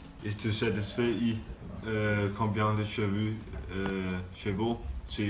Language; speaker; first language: French; non-native, learner; Danish